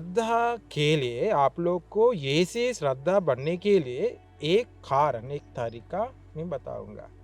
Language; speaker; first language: Hindi; non-native, learner; Sinhala